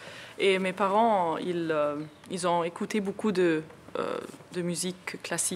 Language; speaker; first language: French; non-native, fluent; Arabic